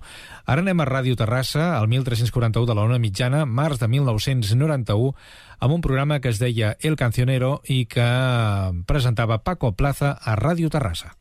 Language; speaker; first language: Catalan; native; Catalan